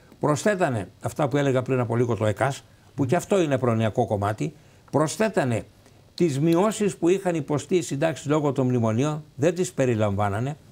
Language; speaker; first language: Greek; native; Greek